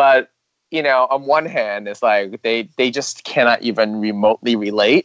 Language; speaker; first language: English; non-native, local second language; Cantonese